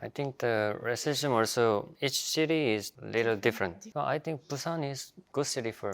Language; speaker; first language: English; non-native, learner; Korean